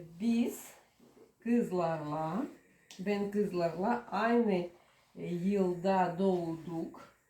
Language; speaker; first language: Turkish; non-native, learner; Russian